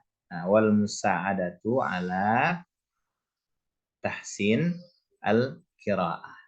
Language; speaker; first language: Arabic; non-native, fluent; Indonesian